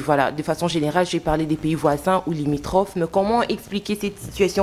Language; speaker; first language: French; non-native, local second language; Lingala